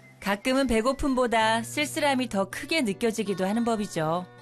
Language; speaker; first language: Korean; native; Korean